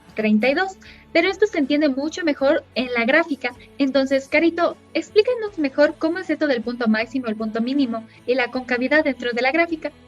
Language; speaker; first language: Spanish; native; Spanish